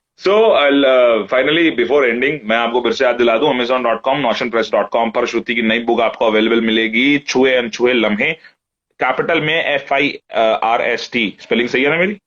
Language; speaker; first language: Hindi; native; Hindi